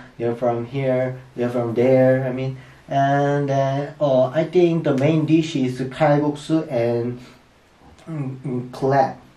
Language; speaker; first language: English; non-native, learner; Korean